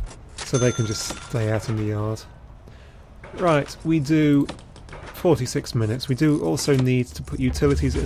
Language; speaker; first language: English; native; English